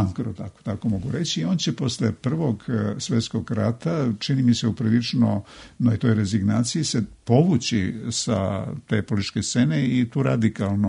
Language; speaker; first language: Serbian; native; Serbian